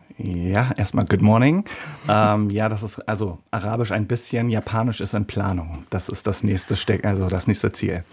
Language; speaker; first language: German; native; German